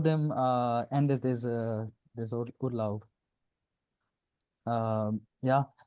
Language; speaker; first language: German; non-native, learner; Punjabi